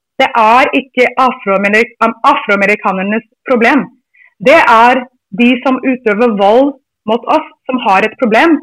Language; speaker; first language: Norwegian; non-native, fluent; English